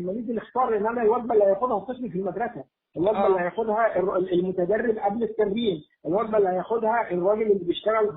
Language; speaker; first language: Arabic; native; Arabic